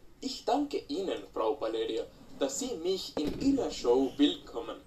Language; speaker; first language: German; non-native, learner; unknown